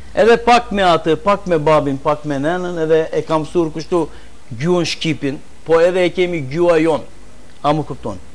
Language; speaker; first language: Albanian; early bilingual, heritage; Albanian